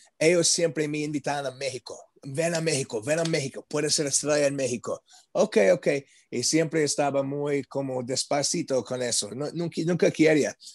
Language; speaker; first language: Spanish; non-native, learner; English